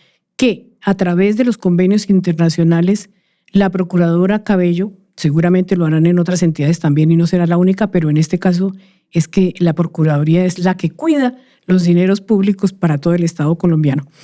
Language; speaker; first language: Spanish; native; Spanish